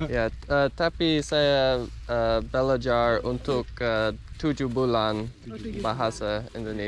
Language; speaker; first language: Indonesian; non-native, learner; English